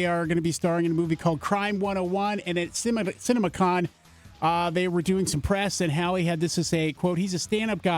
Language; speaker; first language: English; native; English